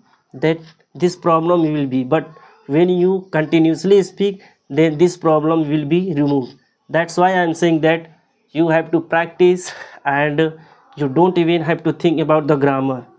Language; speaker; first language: English; non-native, local second language; Hindi